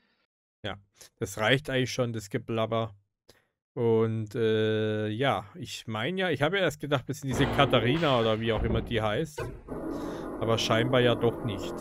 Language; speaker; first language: German; native; German